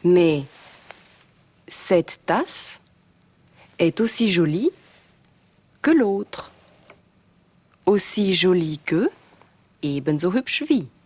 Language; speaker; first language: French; non-native, fluent; German